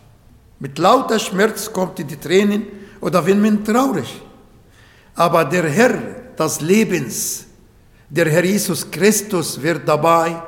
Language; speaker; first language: German; non-native, learner; Arabic